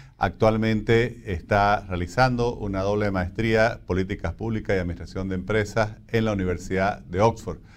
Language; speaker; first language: Spanish; native; Spanish